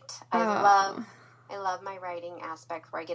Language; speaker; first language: English; native; English